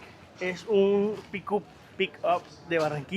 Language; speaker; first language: Spanish; native; Spanish